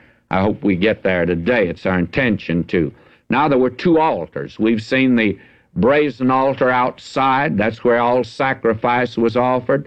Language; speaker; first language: English; native; English